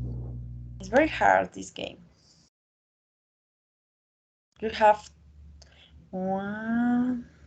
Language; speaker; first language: English; non-native, learner; Spanish